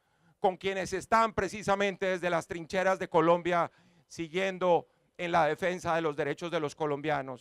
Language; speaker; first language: Spanish; native; Spanish